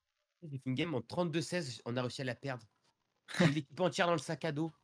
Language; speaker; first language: French; native; French